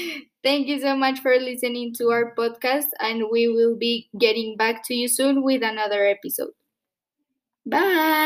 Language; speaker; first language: English; non-native, fluent; Spanish